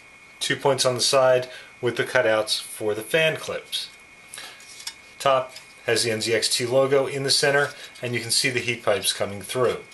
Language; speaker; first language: English; native; English